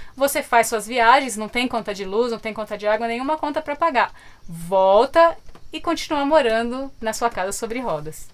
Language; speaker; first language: Portuguese; native; Portuguese